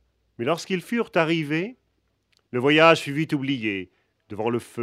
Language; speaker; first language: French; native; French